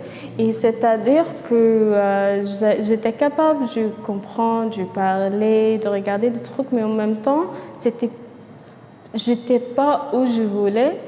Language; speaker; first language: French; non-native, fluent; Arabic